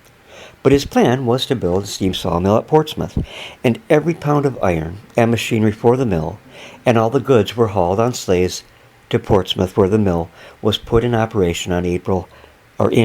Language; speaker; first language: English; native; English